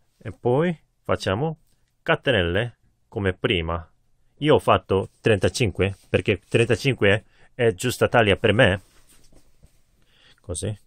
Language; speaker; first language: Italian; non-native, learner; Korean